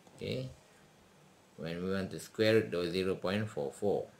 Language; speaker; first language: English; non-native, local second language; Malay